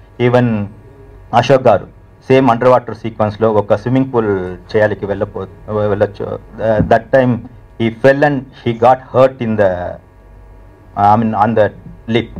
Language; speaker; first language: Telugu; non-native, learner; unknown